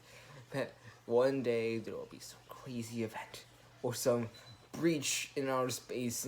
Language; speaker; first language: English; native; English